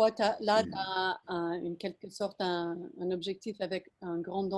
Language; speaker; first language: French; non-native, fluent; English